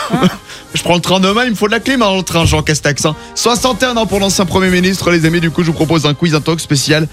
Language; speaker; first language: French; native; French